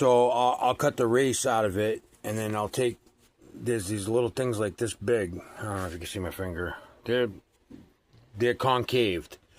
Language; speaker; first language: English; native; English